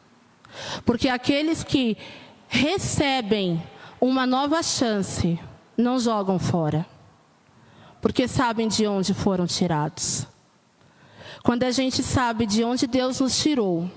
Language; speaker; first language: Portuguese; native; Portuguese